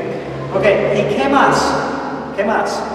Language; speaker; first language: Spanish; non-native, fluent; English